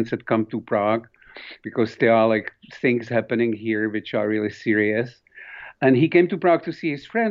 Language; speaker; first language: English; non-native, fluent; Czech